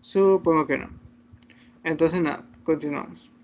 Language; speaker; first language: Spanish; native; Spanish